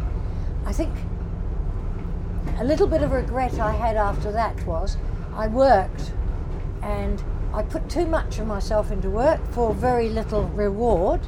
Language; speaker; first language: English; native; English